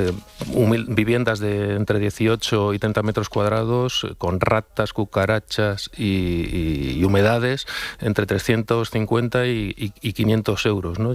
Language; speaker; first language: Spanish; native; Spanish